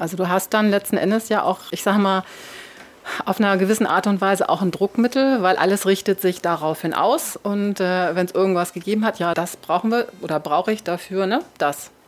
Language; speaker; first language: German; native; German